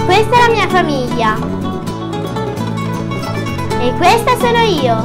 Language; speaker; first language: Italian; native; Italian